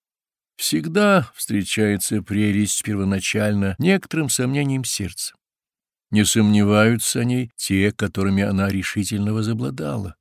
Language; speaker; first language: Russian; native; Russian